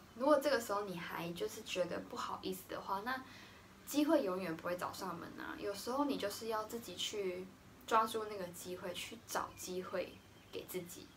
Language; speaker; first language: Chinese; native; Chinese